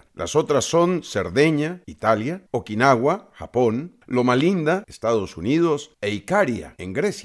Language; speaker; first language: Spanish; native; Spanish